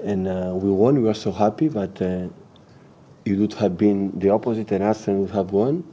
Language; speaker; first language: English; non-native, learner; Catalan